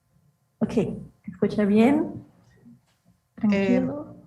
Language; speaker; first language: Spanish; non-native, learner; Portuguese